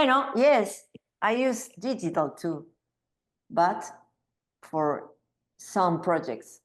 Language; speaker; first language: English; non-native, learner; Spanish